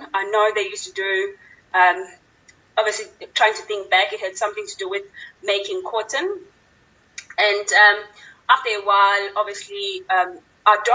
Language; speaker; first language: English; non-native, local second language; Zulu